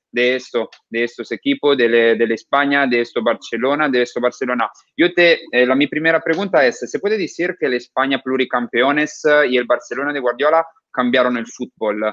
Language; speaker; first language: Spanish; non-native, learner; Italian